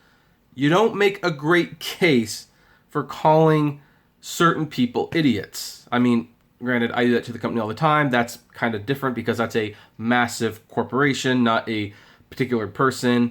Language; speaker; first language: English; native; English